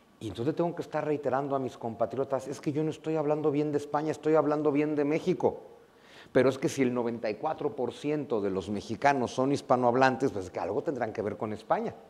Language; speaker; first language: Spanish; native; Spanish